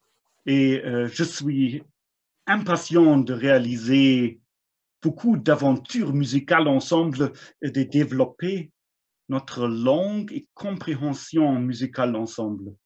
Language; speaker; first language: French; non-native, fluent; German